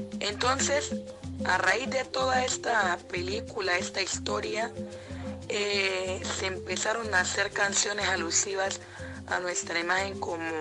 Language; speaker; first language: Spanish; native; Spanish